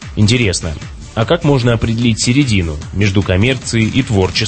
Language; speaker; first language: Russian; native; Russian